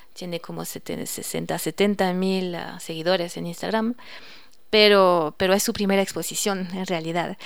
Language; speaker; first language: Spanish; non-native, fluent; French